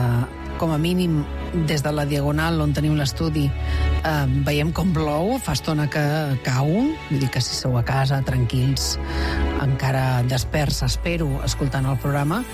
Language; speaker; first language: Catalan; native; Catalan